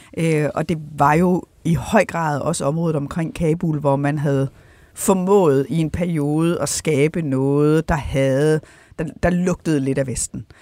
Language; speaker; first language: Danish; native; Danish